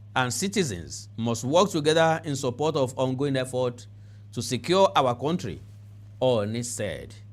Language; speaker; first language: English; non-native, local second language; Yoruba